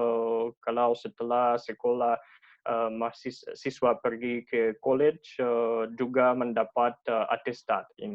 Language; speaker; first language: Indonesian; non-native, learner; Russian